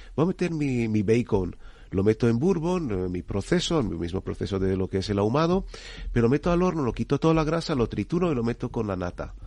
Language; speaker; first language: Spanish; non-native, fluent; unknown